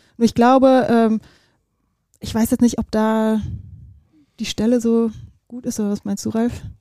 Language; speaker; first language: German; early bilingual, other home language; Dutch